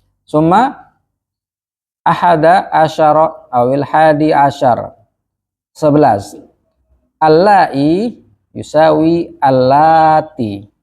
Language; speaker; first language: Arabic; non-native, fluent; Indonesian